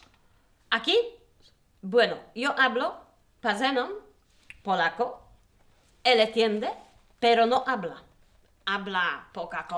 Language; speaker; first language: Spanish; non-native, learner; Polish